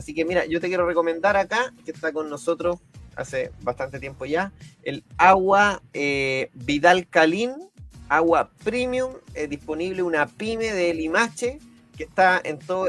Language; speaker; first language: Spanish; native; Spanish